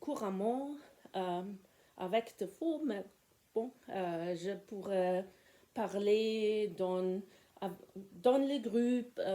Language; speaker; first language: French; non-native, learner; German